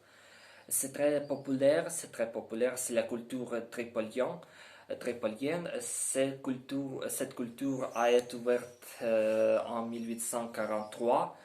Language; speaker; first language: French; non-native, learner; Ukrainian